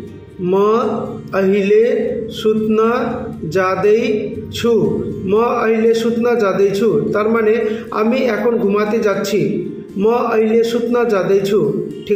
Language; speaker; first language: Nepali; non-native, learner; Bangla